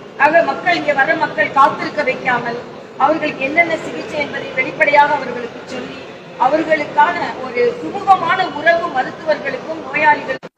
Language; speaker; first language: Tamil; native; Tamil